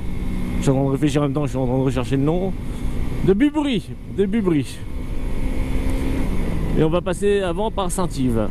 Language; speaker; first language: French; native; French